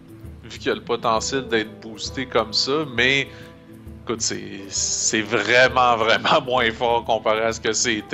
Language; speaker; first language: French; native; French